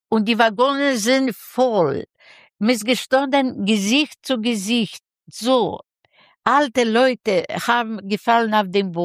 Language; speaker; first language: German; non-native, learner; Russian